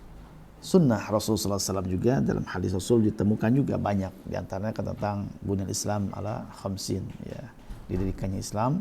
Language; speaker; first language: Indonesian; native; Indonesian